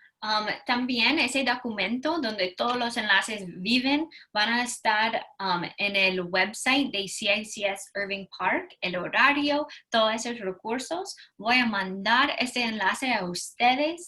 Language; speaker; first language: Spanish; non-native, fluent; English